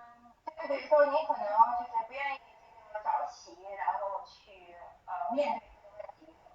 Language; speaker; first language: Chinese; native; Chinese